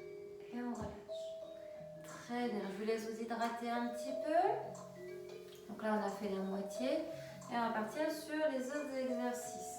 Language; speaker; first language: French; native; French